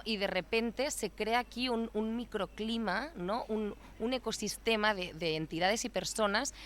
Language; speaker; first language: Spanish; non-native, local second language; Catalan